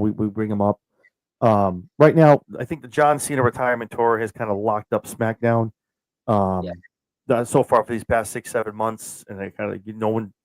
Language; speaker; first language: English; native; English